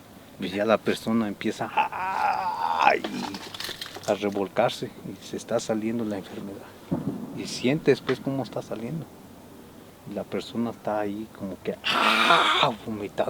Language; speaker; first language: Spanish; native; Spanish